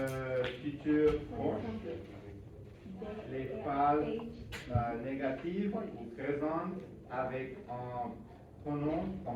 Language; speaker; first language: French; non-native, learner; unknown